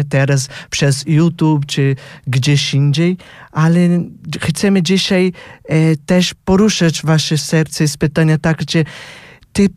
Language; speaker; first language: Polish; non-native, fluent; Portuguese